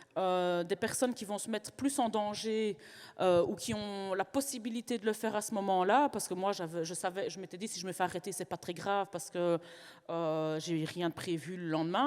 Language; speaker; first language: French; native; French